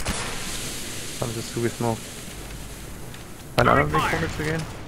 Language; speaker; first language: German; native; German